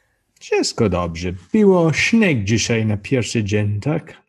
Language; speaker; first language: Polish; non-native, learner; English